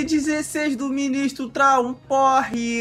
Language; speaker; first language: Portuguese; native; Portuguese